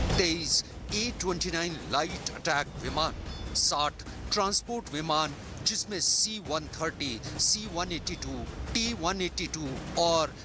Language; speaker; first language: Hindi; native; Hindi